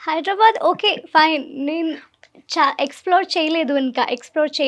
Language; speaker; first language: Telugu; non-native, learner; Malayalam